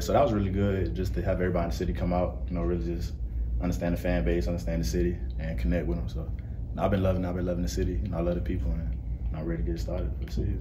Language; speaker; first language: English; native; English